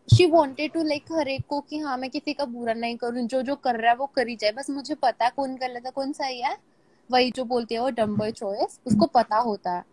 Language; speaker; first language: Hindi; native; Hindi